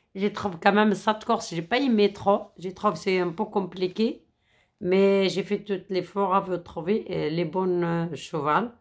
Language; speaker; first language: French; non-native, fluent; Arabic